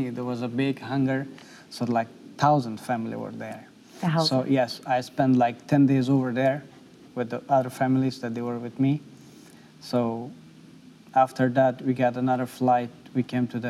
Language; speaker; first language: English; non-native, learner; Persian